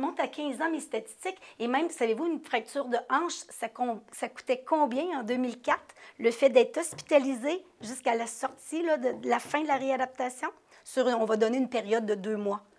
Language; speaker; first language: French; native; French